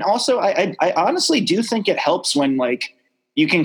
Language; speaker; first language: English; native; English